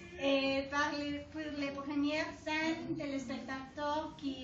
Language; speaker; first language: French; non-native, learner; Spanish